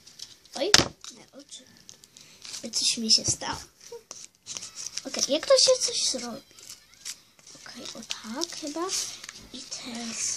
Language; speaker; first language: Polish; early bilingual, heritage; Polish